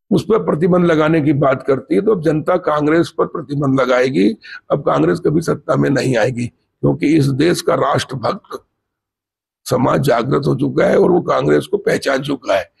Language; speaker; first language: Hindi; native; Hindi